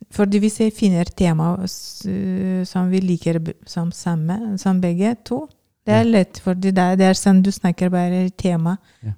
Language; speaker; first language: Norwegian; non-native, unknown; Lithuanian